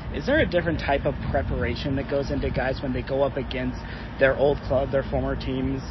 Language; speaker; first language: English; native; English